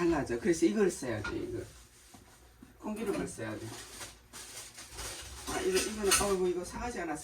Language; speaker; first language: Korean; native; Korean